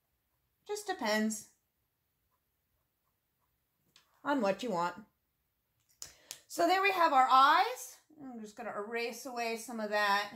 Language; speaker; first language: English; native; English